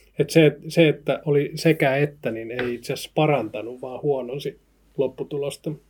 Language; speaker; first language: Finnish; native; Finnish